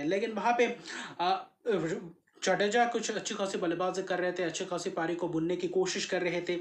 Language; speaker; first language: Hindi; native; Hindi